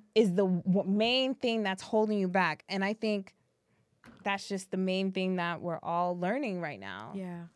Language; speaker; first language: English; early bilingual, other home language; French